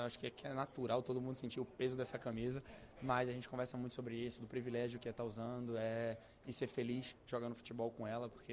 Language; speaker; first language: Portuguese; native; Portuguese